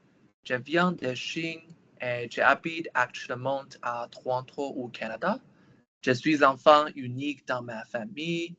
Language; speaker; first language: French; non-native, learner; Chinese